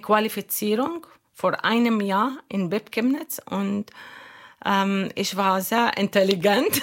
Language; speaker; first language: German; non-native, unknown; Arabic